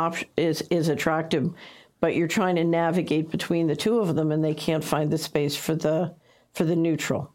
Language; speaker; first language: English; native; English